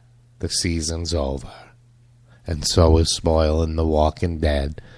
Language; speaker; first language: English; native; English